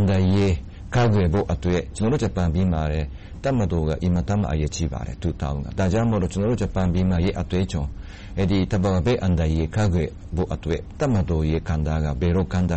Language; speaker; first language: Burmese; non-native, fluent; Japanese